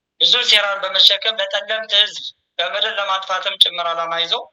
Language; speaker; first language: Amharic; native; Amharic